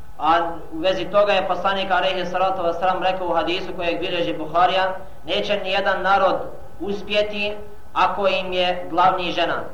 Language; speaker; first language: Bosnian; non-native, fluent; Arabic